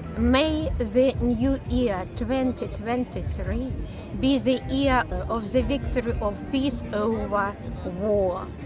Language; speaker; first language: English; non-native, fluent; Russian